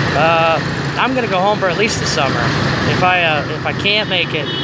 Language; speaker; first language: English; native; English